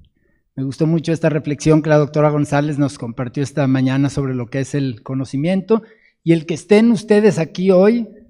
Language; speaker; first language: Spanish; native; Spanish